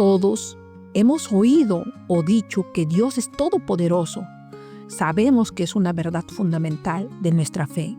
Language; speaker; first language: Spanish; native; Spanish